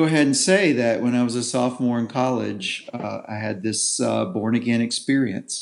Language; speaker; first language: English; native; English